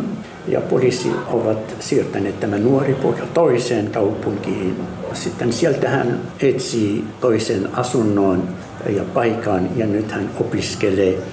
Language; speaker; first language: Finnish; non-native, learner; Arabic